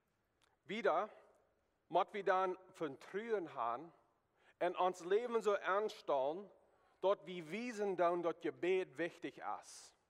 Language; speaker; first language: German; non-native, learner; Plautdietsch